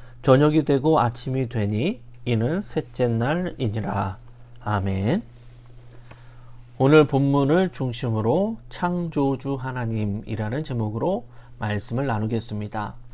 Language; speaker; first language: Korean; native; Korean